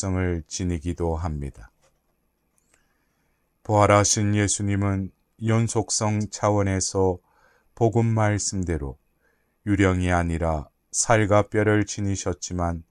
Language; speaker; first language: Korean; native; Korean